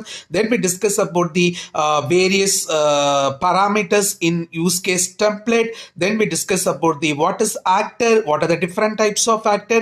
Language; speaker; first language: English; non-native, local second language; Tamil